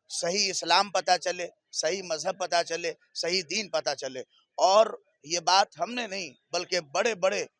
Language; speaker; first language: Urdu; native; Urdu